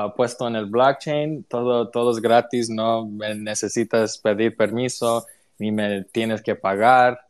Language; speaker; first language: Spanish; early bilingual, other home language; English